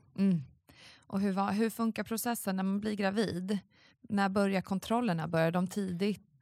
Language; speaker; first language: Swedish; native; Swedish